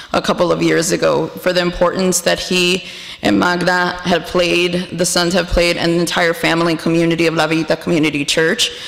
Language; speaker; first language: English; early bilingual, other home language; Spanish